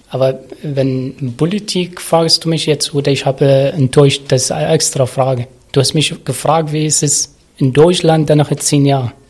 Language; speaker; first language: German; non-native, learner; Arabic